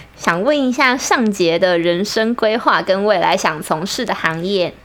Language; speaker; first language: Chinese; native; Chinese